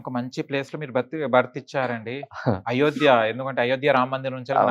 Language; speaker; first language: Telugu; native; Telugu